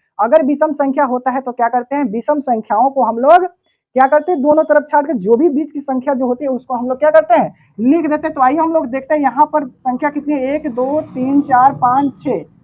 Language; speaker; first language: Hindi; native; Hindi